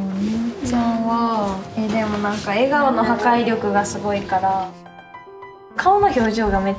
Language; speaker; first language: Japanese; native; Japanese